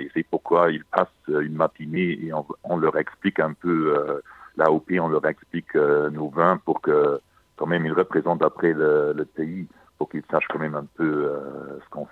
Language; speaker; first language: French; non-native, local second language; Luxembourgish